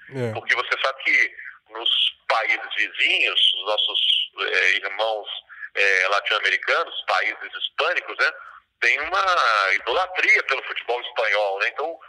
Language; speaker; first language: Portuguese; native; Portuguese